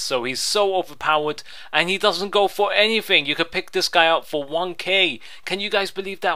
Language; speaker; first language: English; native; English